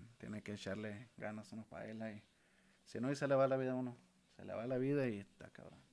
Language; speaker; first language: Spanish; native; Spanish